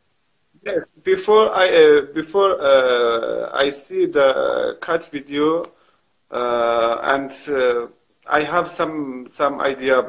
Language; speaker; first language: English; non-native, learner; Kurdish